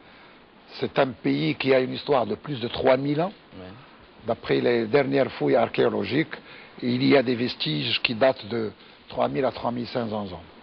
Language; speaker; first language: French; non-native, local second language; Arabic